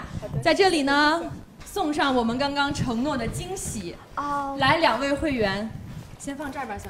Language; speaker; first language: Chinese; native; Chinese